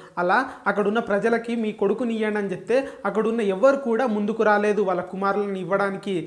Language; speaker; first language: Telugu; native; Telugu